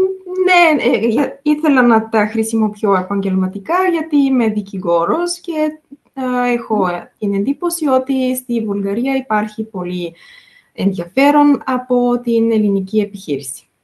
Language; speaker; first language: Greek; non-native, fluent; Bulgarian